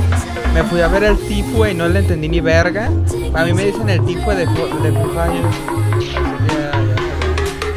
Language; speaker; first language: Spanish; native; Spanish